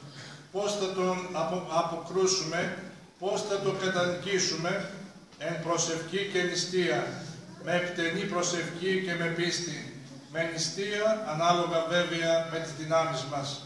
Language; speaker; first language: Greek; native; Greek